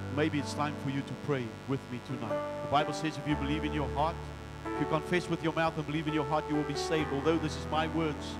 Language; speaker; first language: English; non-native, local second language; Afrikaans